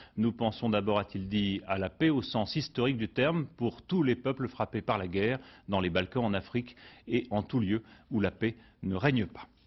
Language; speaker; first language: French; native; French